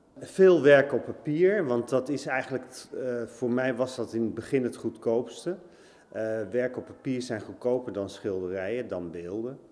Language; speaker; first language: Dutch; native; Dutch